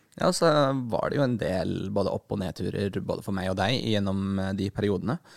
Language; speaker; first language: Norwegian; early bilingual, other home language; Arabic